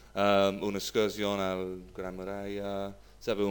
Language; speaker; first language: Spanish; non-native, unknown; English